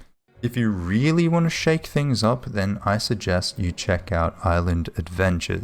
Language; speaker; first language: English; native; English